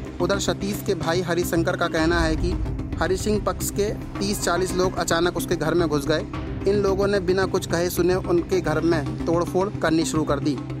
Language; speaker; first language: Hindi; native; Hindi